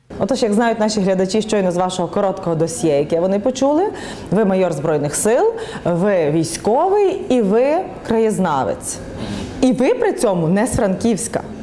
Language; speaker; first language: Ukrainian; native; Ukrainian